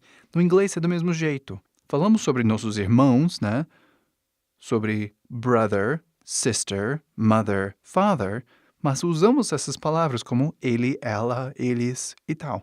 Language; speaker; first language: Portuguese; non-native, fluent; English